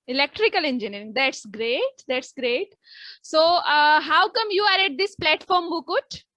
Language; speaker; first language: English; non-native, local second language; Hindi